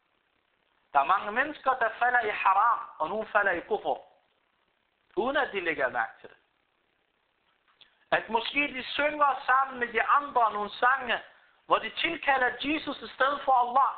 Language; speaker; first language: Danish; early bilingual, other home language; Arabic